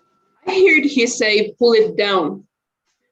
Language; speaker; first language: English; non-native, learner; Spanish